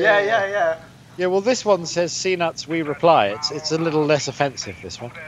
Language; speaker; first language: English; native; English